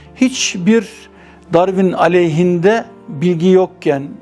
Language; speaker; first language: Turkish; native; Turkish